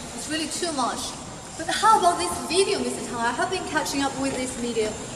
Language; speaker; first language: English; non-native, fluent; Chinese